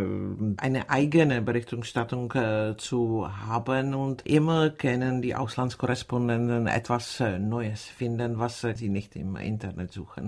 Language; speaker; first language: German; non-native, fluent; Czech